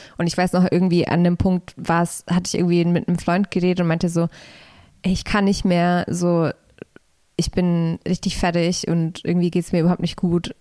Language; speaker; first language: German; early bilingual, other home language; Polish